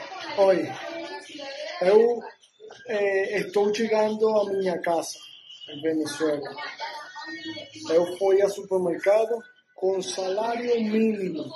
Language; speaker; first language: Portuguese; non-native, learner; Spanish